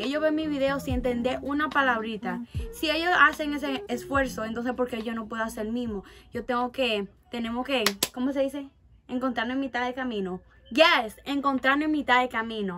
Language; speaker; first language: Spanish; early bilingual, heritage; Spanish